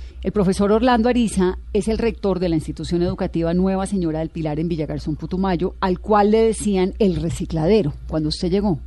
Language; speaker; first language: Spanish; native; Spanish